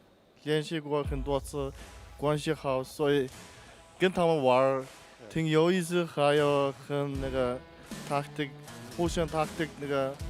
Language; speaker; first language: Chinese; non-native, learner; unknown